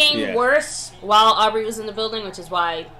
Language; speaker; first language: English; native; English